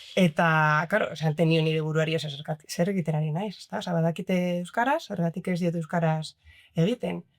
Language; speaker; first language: Basque; non-native, local second language; Spanish